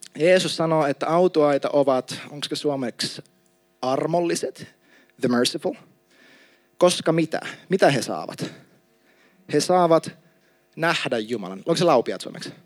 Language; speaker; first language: Finnish; native; Finnish